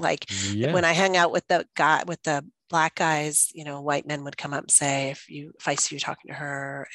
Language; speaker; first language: English; native; English